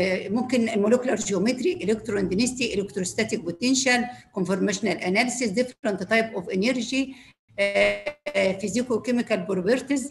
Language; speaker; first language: Arabic; native; Arabic